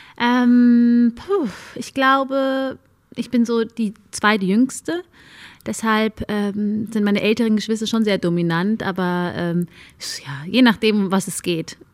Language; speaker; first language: German; early bilingual, other home language; Amharic